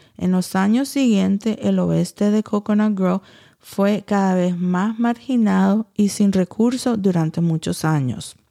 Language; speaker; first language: Spanish; early bilingual, heritage; Spanish